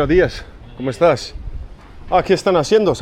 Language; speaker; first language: Spanish; non-native, learner; English